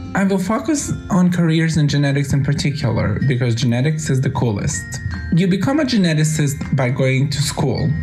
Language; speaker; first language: English; non-native, fluent; Bosnian